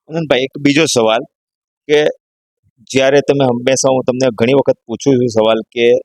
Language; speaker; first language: Gujarati; native; Gujarati